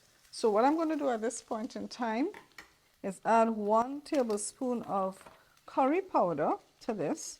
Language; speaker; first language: English; native; English